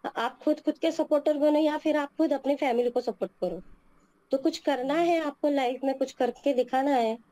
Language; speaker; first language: Hindi; non-native, local second language; Telugu